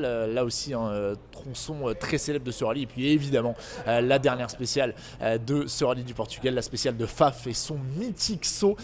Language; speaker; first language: French; native; French